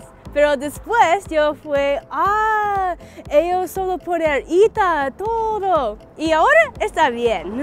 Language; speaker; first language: Spanish; non-native, learner; English